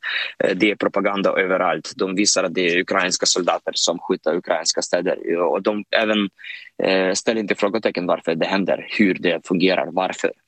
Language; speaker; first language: Swedish; non-native, fluent; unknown